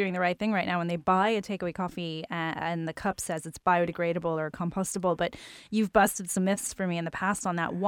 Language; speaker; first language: English; native; English